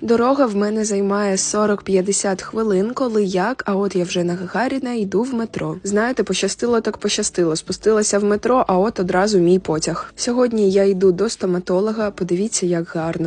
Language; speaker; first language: Ukrainian; native; Ukrainian